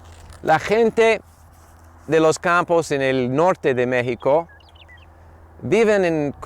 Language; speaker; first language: Spanish; non-native, learner; English